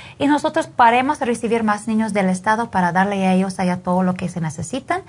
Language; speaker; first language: Spanish; non-native, fluent; English